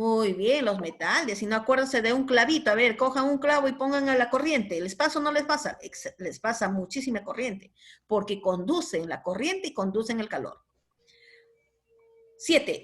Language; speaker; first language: Spanish; native; Spanish